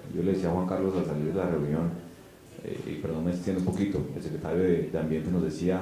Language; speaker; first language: Spanish; native; Spanish